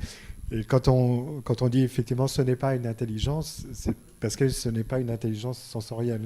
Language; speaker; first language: French; native; French